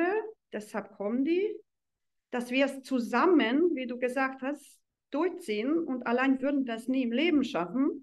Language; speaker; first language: German; non-native, fluent; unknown